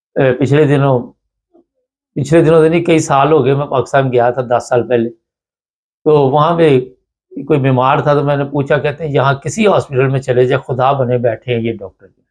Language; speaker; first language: Urdu; non-native, local second language; Punjabi